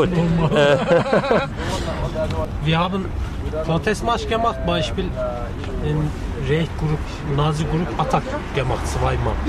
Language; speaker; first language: German; non-native, learner; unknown